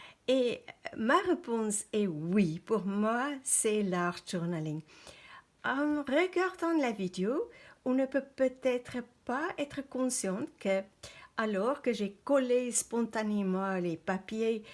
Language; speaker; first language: French; non-native, fluent; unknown